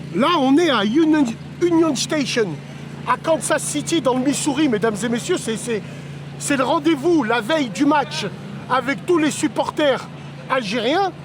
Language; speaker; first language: French; early bilingual, other home language; Arabic